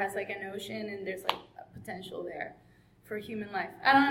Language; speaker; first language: English; non-native, fluent; Spanish